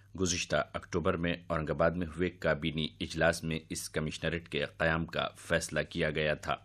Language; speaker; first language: Urdu; native; Urdu